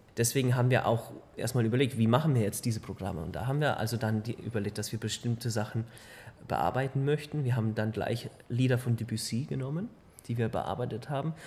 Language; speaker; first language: German; early bilingual, heritage; German